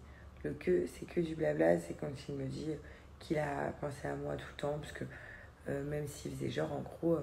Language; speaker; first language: French; native; French